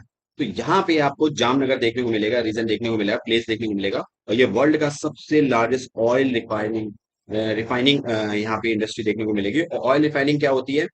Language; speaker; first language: Hindi; native; Hindi